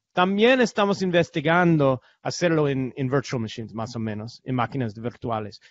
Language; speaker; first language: Spanish; non-native, learner; English